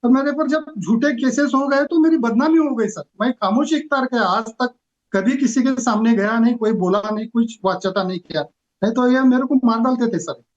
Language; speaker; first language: Hindi; non-native, local second language; Marathi